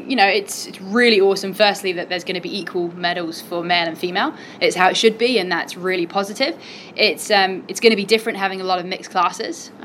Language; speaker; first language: English; native; English